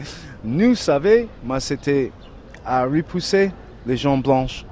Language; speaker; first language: French; non-native, learner; English